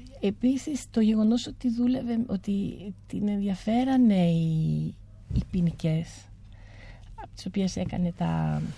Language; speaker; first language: Greek; early bilingual, heritage; Greek